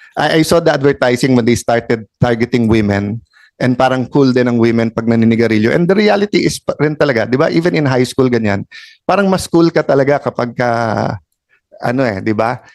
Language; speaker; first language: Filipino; native; Filipino